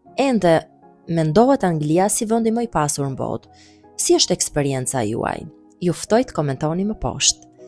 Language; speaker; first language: Albanian; native; Albanian